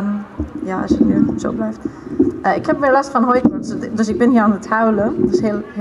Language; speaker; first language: Dutch; non-native, fluent; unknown